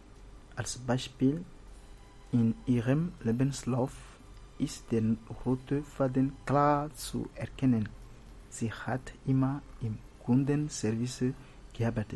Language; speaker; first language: German; non-native, fluent; French